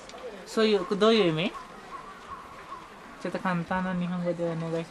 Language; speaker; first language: Japanese; non-native, learner; Hindi